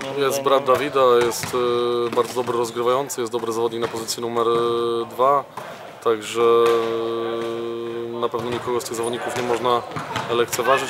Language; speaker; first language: Polish; native; Polish